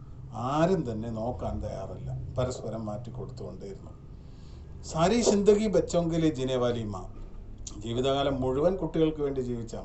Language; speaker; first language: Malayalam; native; Malayalam